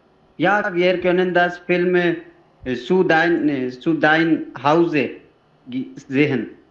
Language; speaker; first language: German; non-native, learner; Hindi